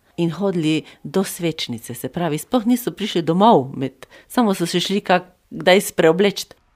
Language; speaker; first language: Slovenian; native; Slovenian